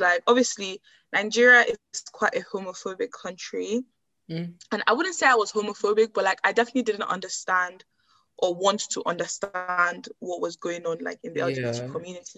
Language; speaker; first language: English; non-native, local second language; Yoruba